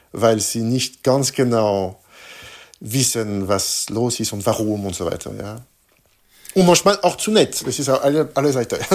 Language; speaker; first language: German; non-native, fluent; French